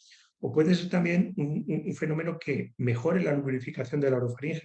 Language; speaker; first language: Spanish; native; Spanish